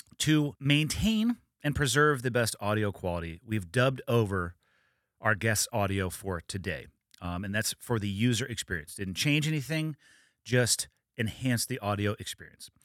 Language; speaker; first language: English; native; English